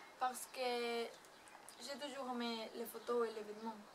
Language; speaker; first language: French; non-native, learner; Spanish